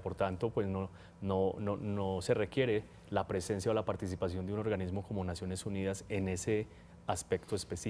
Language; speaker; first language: Spanish; native; Spanish